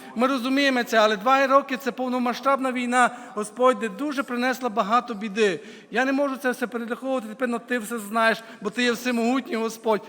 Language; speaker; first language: Ukrainian; native; Ukrainian